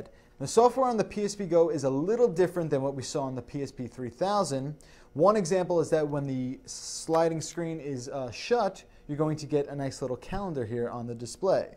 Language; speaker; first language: English; native; English